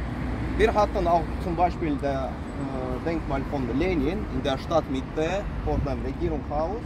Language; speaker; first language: German; non-native, fluent; Azerbaijani